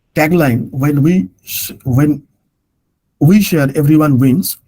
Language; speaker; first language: English; non-native, local second language; Bangla